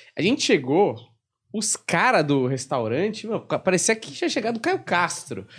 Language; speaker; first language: Portuguese; native; Portuguese